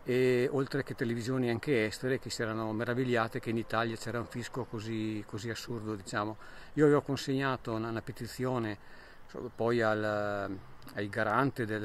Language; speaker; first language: Italian; native; Italian